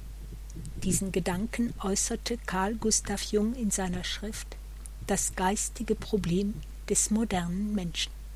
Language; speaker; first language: German; native; German